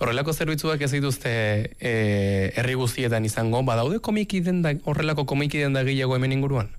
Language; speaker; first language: Basque; native; Basque